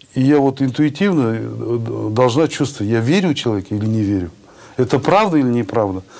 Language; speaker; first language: Russian; non-native, local second language; Kazakh